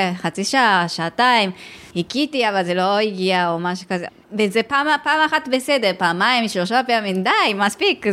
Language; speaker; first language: Hebrew; non-native, learner; Japanese